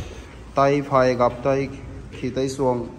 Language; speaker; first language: Vietnamese; non-native, learner; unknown